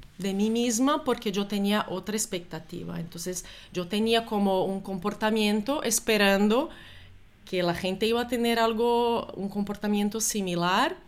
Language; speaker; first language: Spanish; non-native, fluent; Portuguese